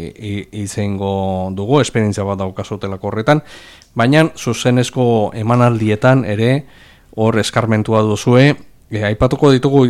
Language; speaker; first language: Basque; native; Basque